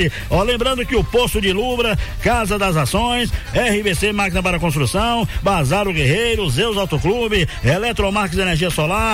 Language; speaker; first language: Portuguese; native; Portuguese